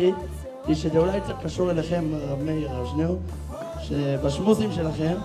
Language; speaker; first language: Hebrew; native; Hebrew